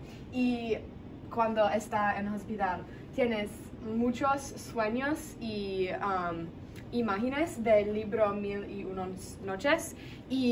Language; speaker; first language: Spanish; non-native, learner; English